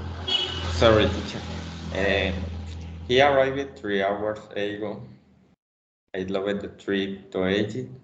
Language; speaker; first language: English; non-native, learner; Spanish